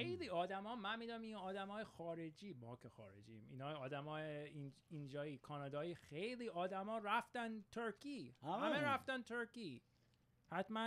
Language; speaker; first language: Persian; early bilingual, heritage; Persian